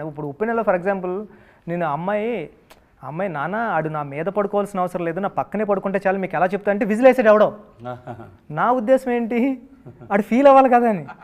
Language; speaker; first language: Telugu; native; Telugu